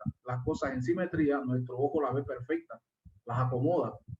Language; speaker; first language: Spanish; native; Spanish